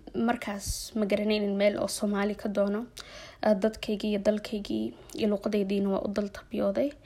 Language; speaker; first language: Arabic; non-native, learner; Somali